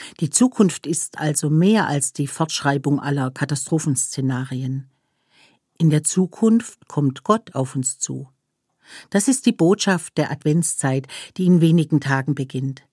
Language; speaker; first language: German; native; German